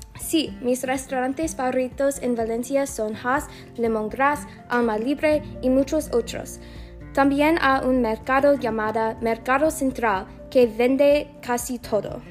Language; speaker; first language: Spanish; non-native, learner; English